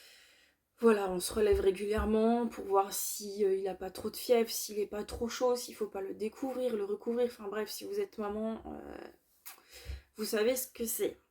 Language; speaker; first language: French; native; French